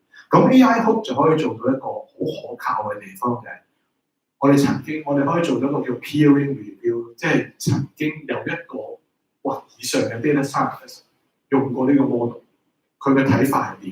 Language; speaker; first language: Chinese; native; Chinese